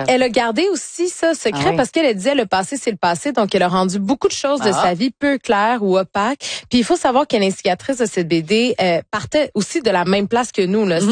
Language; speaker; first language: French; native; French